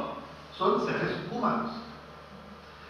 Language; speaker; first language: Spanish; non-native, fluent; French